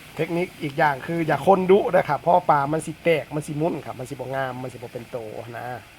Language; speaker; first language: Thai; non-native, local second language; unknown